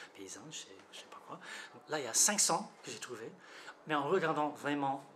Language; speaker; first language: French; non-native, fluent; English